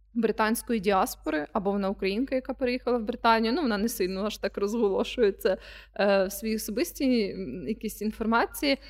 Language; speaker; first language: Ukrainian; non-native, local second language; Russian